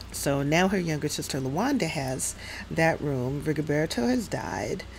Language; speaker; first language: English; native; English